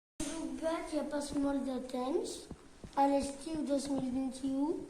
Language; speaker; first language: Catalan; non-native, local second language; French